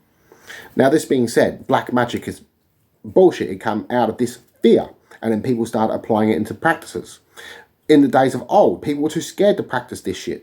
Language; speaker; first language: English; native; English